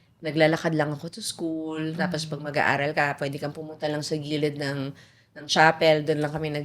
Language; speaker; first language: Filipino; native; Filipino